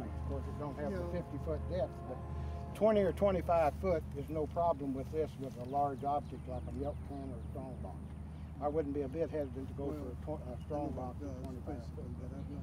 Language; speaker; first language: English; native; English